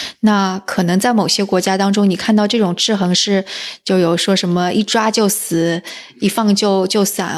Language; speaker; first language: Chinese; native; Chinese